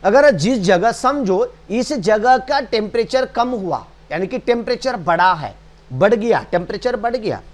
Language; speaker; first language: Hindi; non-native, local second language; Marathi